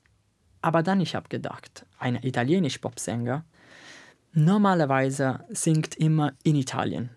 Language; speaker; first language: German; non-native, learner; Italian